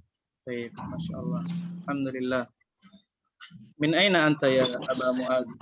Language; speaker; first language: Arabic; non-native, fluent; Indonesian